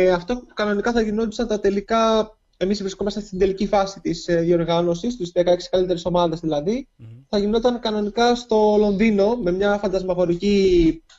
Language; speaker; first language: Greek; native; Greek